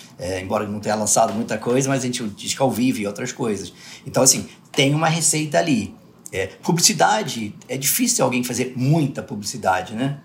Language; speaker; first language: Portuguese; early bilingual, other home language; English